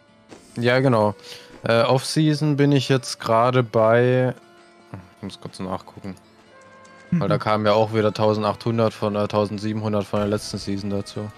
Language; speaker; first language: German; native; German